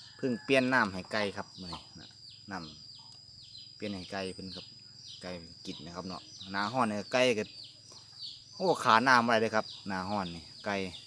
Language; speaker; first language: Thai; native; Thai